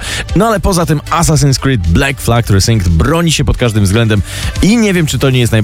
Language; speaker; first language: Polish; native; Polish